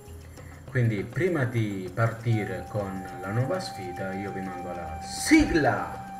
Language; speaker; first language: Italian; native; Italian